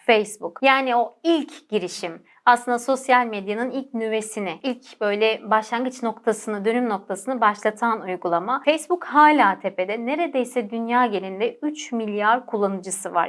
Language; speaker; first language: Turkish; native; Turkish